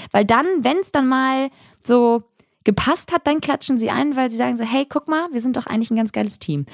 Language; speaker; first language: German; early bilingual, other home language; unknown